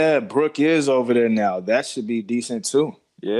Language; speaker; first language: English; native; English